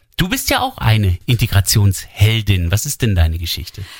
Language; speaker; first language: German; native; German